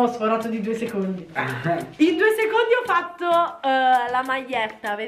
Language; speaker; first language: Italian; native; Italian